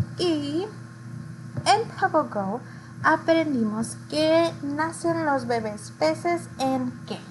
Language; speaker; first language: Spanish; early bilingual, heritage; Spanish